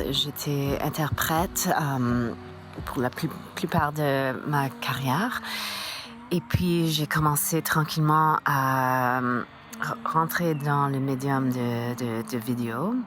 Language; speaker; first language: French; non-native, fluent; English